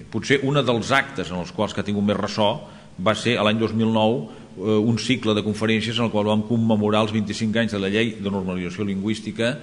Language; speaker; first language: Catalan; native; Catalan